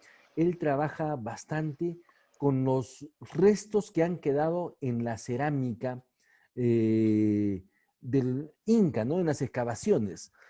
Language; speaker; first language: Spanish; native; Spanish